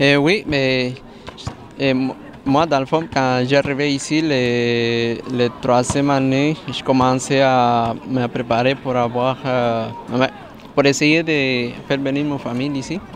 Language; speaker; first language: French; non-native, learner; Spanish